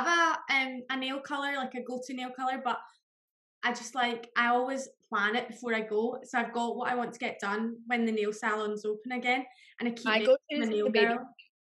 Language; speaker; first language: English; native; English